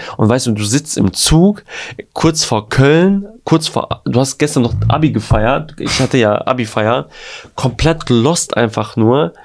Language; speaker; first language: German; early bilingual, other home language; Albanian